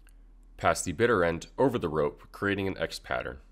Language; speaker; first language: English; native; English